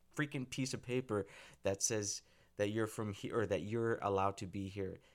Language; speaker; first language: English; early bilingual, other home language; Spanish